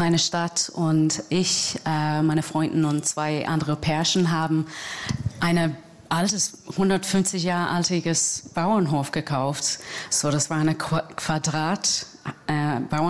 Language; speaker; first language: German; non-native, learner; English